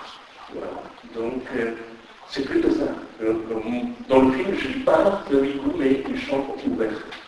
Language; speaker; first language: French; non-native, fluent; Persian